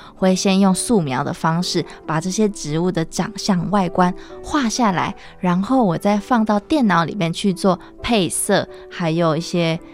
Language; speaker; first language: Chinese; native; Chinese